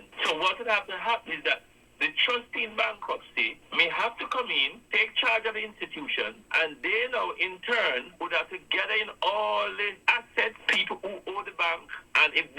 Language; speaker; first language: English; native; English